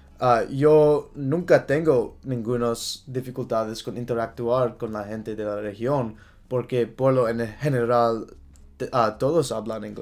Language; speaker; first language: Spanish; non-native, learner; English